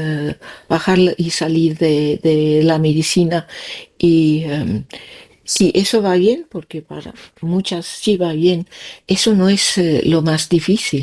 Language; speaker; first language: Spanish; non-native, learner; Danish